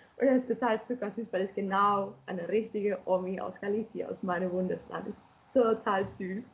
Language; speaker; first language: German; non-native, fluent; Spanish